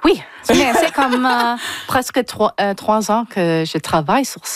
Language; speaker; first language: French; non-native, local second language; English